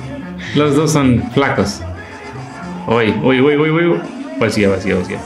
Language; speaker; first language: Spanish; non-native, learner; Hindi